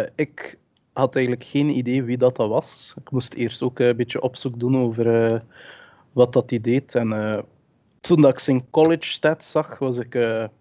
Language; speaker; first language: Dutch; early bilingual, other home language; English